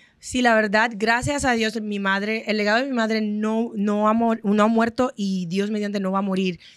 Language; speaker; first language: Spanish; non-native, fluent; Haitian Creole